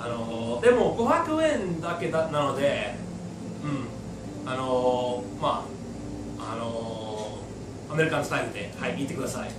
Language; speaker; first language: Japanese; non-native, fluent; English